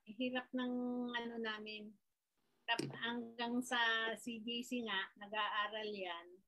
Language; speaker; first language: Filipino; native; Filipino